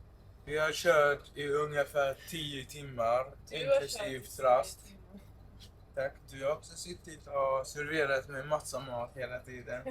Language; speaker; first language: Swedish; early bilingual, other home language; Arabic